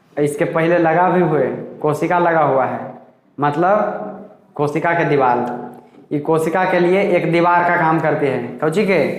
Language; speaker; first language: Hindi; native; Hindi